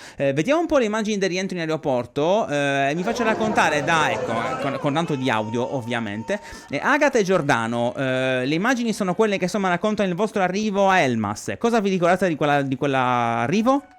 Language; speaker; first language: Italian; native; Italian